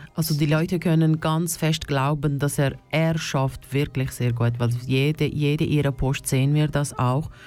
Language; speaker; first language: German; non-native, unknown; Turkish